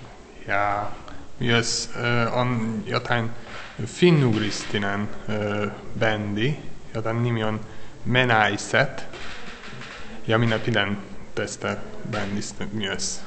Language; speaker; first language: Finnish; non-native, learner; Hungarian